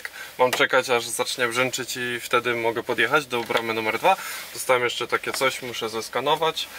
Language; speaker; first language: Polish; native; Polish